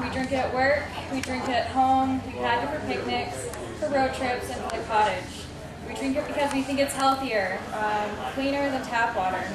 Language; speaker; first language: English; native; English